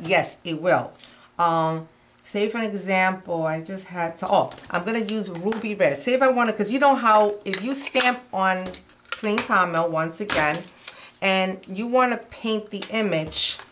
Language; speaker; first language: English; non-native, fluent; Spanish